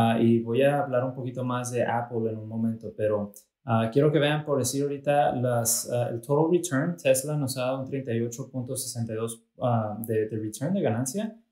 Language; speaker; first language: Spanish; early bilingual, heritage; Spanish